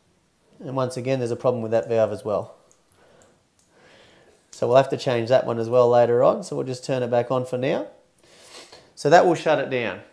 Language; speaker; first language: English; native; English